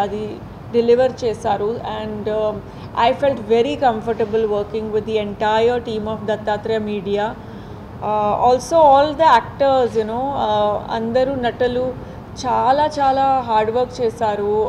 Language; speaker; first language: Telugu; non-native, fluent; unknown